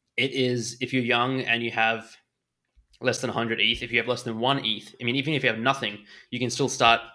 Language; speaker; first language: English; native; English